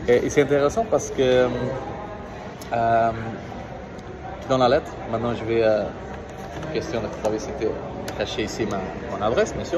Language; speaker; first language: French; non-native, learner; Portuguese